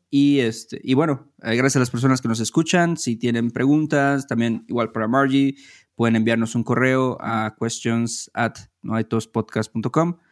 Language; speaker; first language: Spanish; native; Spanish